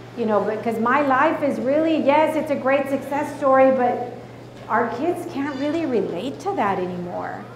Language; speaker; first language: English; early bilingual, other home language; Spanish